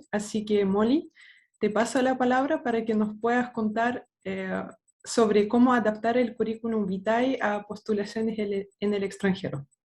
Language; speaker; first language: Spanish; native; Spanish